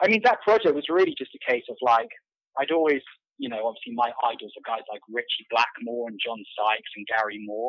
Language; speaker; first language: English; native; English